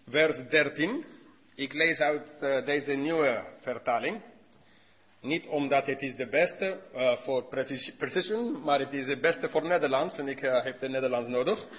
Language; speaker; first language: Dutch; non-native, learner; English